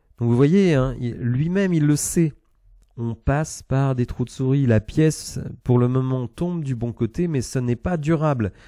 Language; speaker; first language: French; native; French